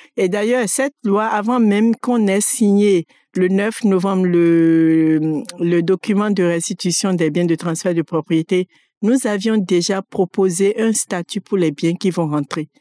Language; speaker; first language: French; non-native, local second language; Fon